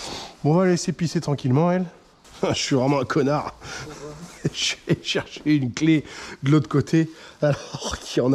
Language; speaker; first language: French; native; French